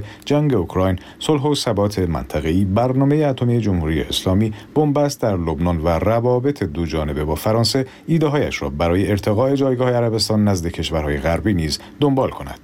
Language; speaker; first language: Persian; native; Persian